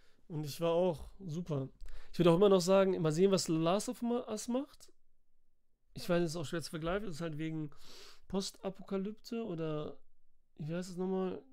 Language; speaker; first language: German; native; German